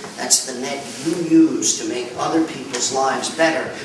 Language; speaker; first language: English; native; English